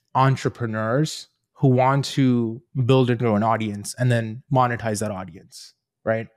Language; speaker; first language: English; native; English